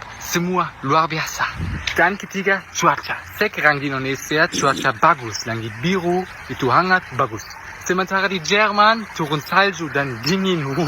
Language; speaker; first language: Indonesian; non-native, learner; German